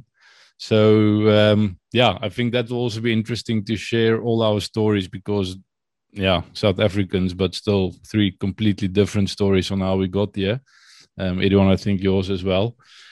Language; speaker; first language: English; non-native, local second language; Afrikaans